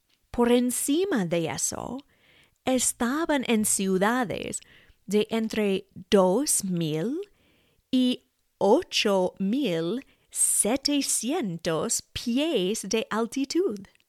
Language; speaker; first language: Spanish; non-native, fluent; English